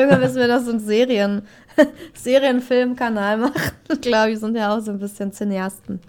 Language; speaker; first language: German; native; German